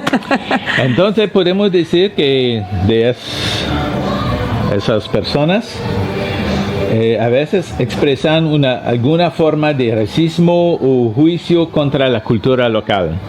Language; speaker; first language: Spanish; non-native, learner; French